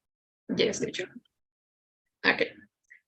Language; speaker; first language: English; non-native, learner; Spanish